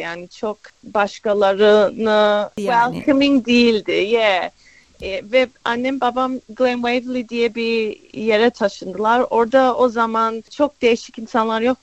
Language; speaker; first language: Turkish; early bilingual, other home language; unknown